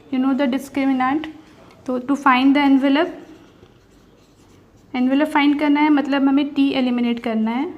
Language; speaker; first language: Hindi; native; Hindi